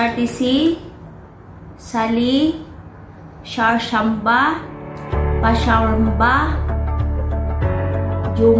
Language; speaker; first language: Turkish; non-native, learner; Filipino